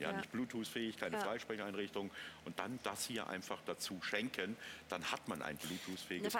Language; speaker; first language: German; native; German